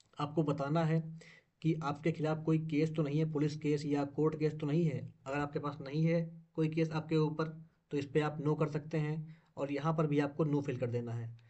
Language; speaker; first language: Hindi; native; Hindi